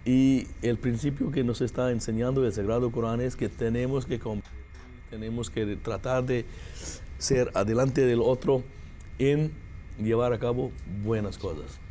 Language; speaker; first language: Spanish; non-native, fluent; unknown